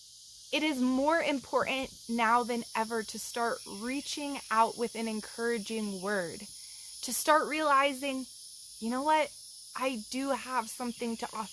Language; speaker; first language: English; native; English